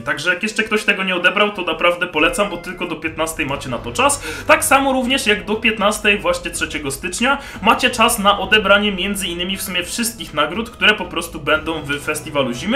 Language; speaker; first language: Polish; native; Polish